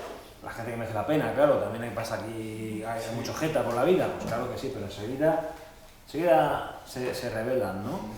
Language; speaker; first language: Spanish; native; Spanish